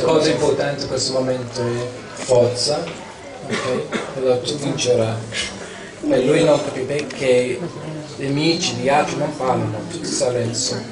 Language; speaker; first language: Italian; non-native, learner; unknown